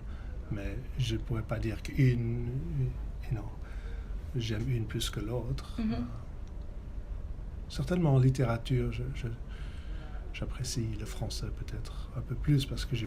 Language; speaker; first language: French; non-native, fluent; Italian